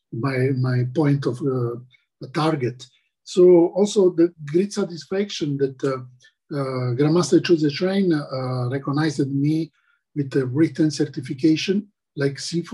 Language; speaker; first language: English; non-native, learner; Italian